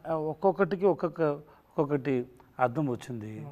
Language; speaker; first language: Telugu; non-native, local second language; Tamil